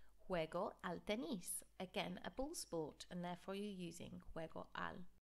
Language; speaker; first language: English; native; English